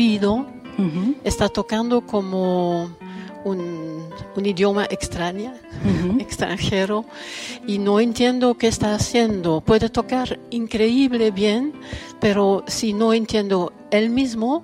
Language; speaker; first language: Spanish; non-native, fluent; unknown